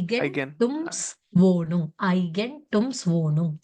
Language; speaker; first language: German; non-native, learner; Malayalam